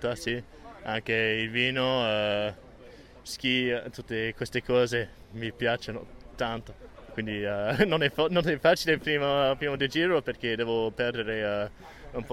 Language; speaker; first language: Italian; non-native, learner; English